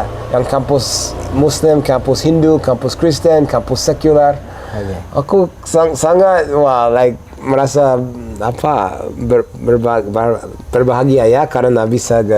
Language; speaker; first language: Indonesian; non-native, fluent; English